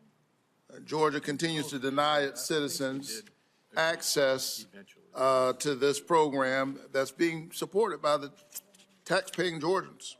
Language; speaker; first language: English; native; English